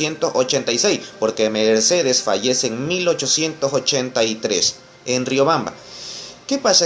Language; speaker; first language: Spanish; native; Spanish